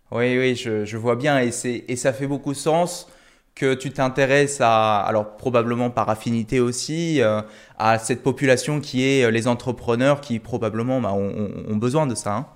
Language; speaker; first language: French; early bilingual, other home language; Korean